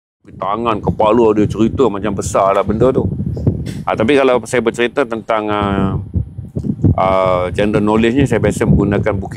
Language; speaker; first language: Malay; native; Malay